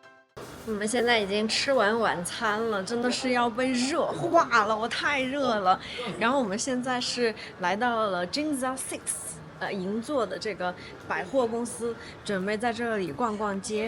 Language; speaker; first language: Chinese; native; Chinese